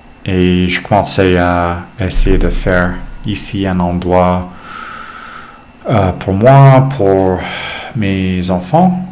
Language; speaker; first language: French; non-native, fluent; English